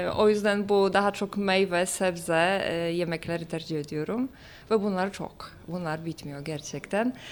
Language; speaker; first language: Turkish; non-native, fluent; Polish